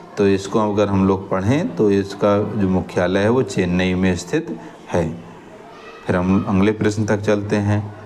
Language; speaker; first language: Hindi; native; Hindi